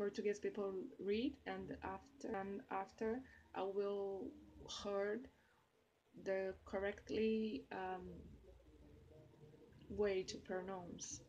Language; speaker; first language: English; non-native, learner; Portuguese